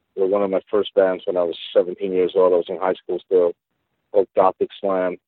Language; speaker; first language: English; early bilingual, other home language; Spanish